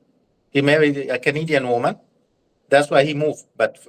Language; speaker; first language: English; non-native, learner; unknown